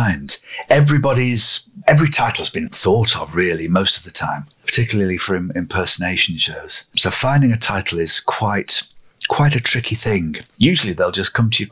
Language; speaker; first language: English; native; English